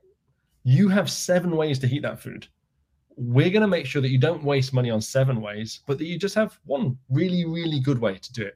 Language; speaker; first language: English; native; English